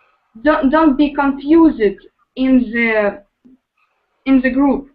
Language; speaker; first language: English; non-native, learner; Russian